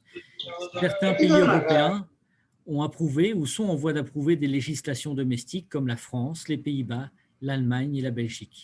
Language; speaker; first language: French; native; French